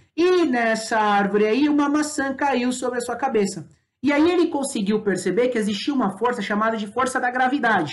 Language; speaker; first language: Portuguese; native; Portuguese